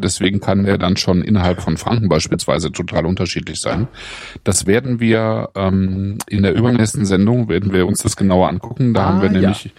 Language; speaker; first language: German; native; German